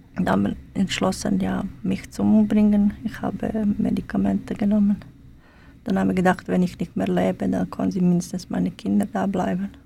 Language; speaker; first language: German; non-native, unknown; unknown